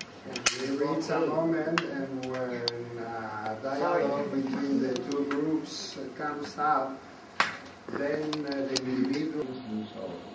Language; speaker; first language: English; non-native, learner; Portuguese